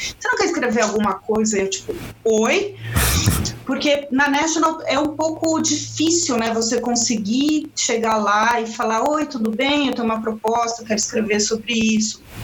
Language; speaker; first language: Portuguese; non-native, fluent; Spanish